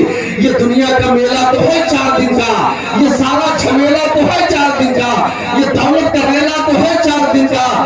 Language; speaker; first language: Urdu; native; Urdu